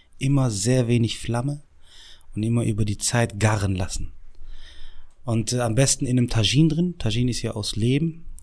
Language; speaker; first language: German; early bilingual, other home language; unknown